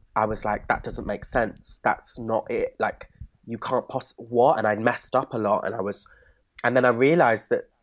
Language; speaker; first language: English; native; English